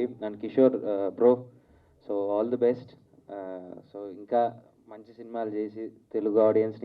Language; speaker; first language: Telugu; native; Telugu